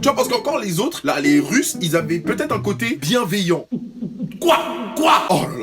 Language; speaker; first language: French; native; French